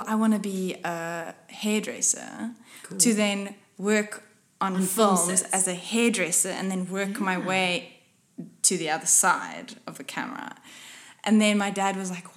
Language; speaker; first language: English; non-native, local second language; Afrikaans